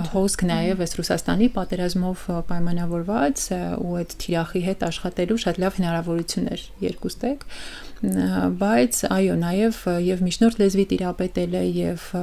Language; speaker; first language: Armenian; early bilingual, heritage; Armenian